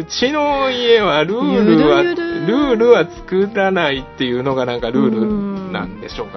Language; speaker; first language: Japanese; native; Japanese